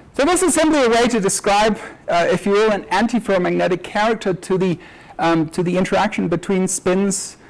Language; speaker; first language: English; native; English